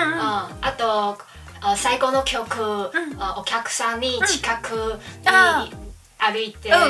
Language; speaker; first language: Japanese; non-native, learner; Chinese